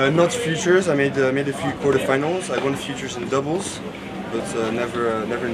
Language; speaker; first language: English; non-native, fluent; French